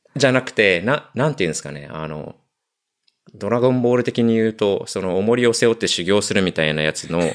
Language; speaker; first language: Japanese; native; Japanese